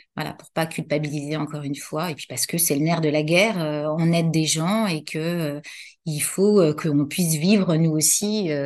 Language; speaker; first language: French; native; French